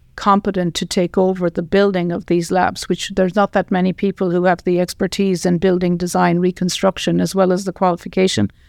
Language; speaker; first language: English; native; English